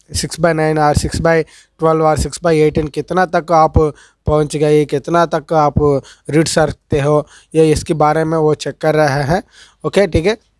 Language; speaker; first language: Hindi; non-native, local second language; Telugu